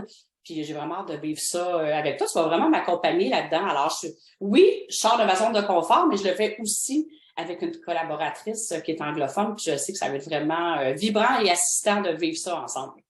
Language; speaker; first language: French; native; French